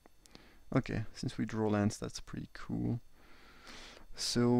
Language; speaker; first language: English; non-native, fluent; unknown